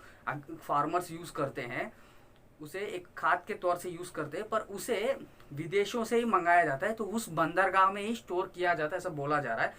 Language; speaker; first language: Hindi; non-native, local second language; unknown